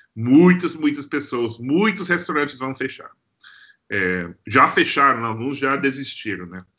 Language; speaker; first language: Portuguese; non-native, fluent; English